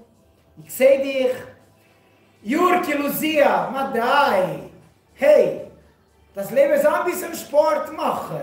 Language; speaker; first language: German; non-native, learner; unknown